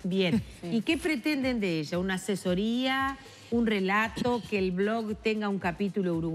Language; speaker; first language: Spanish; native; Spanish